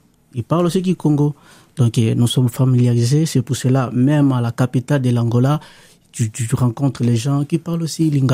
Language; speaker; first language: French; non-native, local second language; Lingala